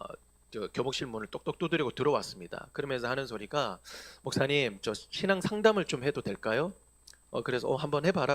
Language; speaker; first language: Korean; native; Korean